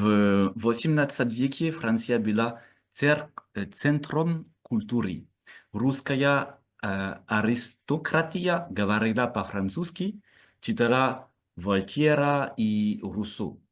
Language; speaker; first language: Russian; non-native, learner; French